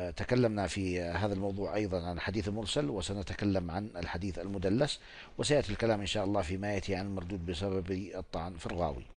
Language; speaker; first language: Arabic; non-native, fluent; Oromo